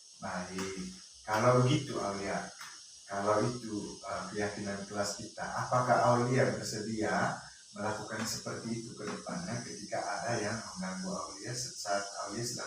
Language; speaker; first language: Indonesian; non-native, local second language; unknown